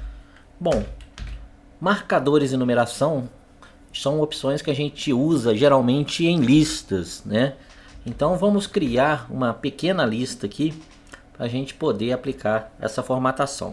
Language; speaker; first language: Portuguese; native; Portuguese